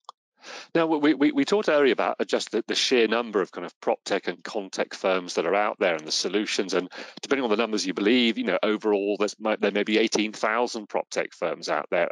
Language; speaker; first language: English; native; English